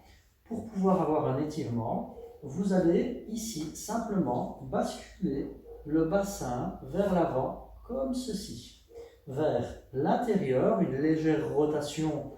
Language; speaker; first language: French; native; French